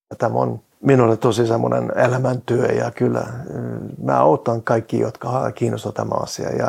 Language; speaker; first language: Finnish; non-native, fluent; Norwegian